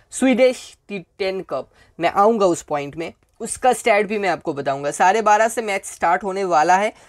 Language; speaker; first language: Hindi; native; Hindi